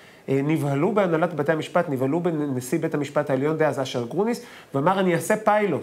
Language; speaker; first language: Hebrew; native; Hebrew